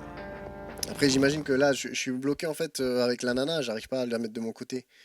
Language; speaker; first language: French; native; French